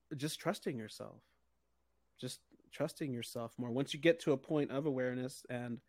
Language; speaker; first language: English; native; English